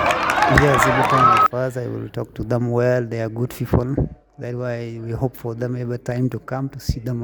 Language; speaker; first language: English; non-native, learner; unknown